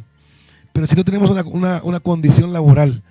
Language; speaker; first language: Spanish; native; Spanish